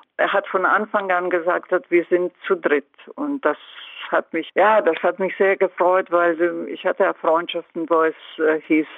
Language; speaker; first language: German; non-native, fluent; Croatian